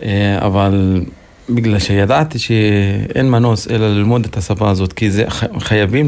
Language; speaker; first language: Hebrew; non-native, local second language; Arabic